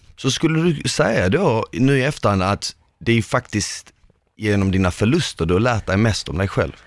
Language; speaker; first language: Swedish; native; Swedish